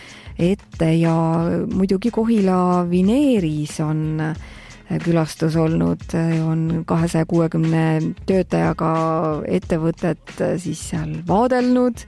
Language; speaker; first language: Estonian; native; Estonian